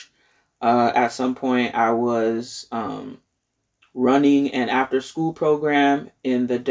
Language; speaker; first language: English; native; English